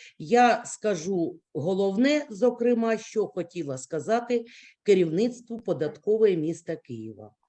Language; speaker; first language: Ukrainian; native; Ukrainian